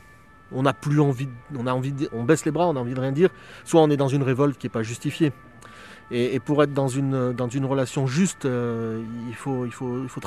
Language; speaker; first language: French; native; French